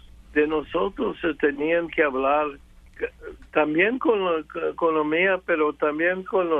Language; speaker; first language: Spanish; early bilingual, other home language; English